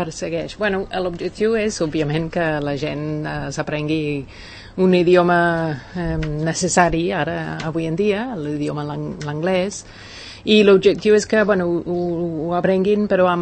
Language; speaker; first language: Catalan; non-native, fluent; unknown